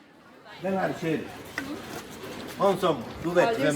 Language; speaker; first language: Swedish; non-native, learner; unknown